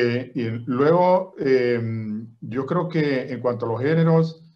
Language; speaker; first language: Spanish; native; Spanish